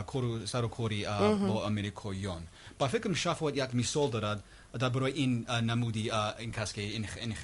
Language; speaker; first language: Persian; non-native, learner; English